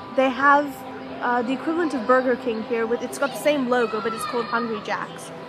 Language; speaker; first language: English; native; English